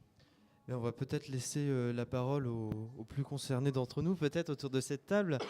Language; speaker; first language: French; native; French